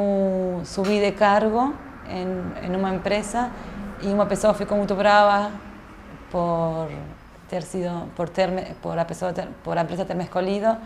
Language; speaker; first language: Portuguese; non-native, fluent; Spanish